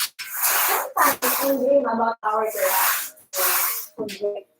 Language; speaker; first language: English; non-native, local second language; Filipino